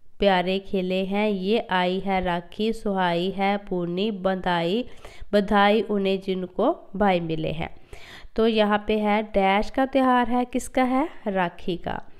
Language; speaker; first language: Hindi; non-native, local second language; Punjabi